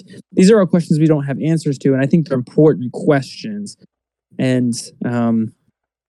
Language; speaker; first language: English; native; English